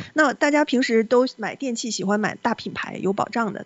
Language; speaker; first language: Chinese; native; Chinese